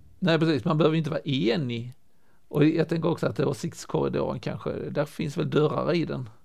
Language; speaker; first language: Swedish; native; Swedish